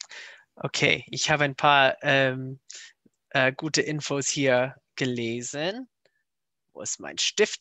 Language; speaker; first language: German; non-native, fluent; English